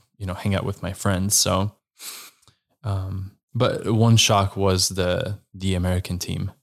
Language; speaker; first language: English; non-native, fluent; Slovenian